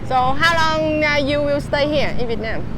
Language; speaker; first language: English; non-native, fluent; Vietnamese